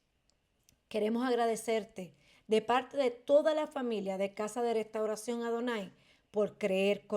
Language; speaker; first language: Spanish; native; Spanish